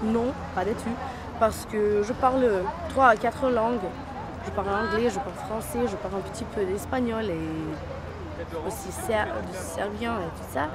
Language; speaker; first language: French; non-native, learner; Macedonian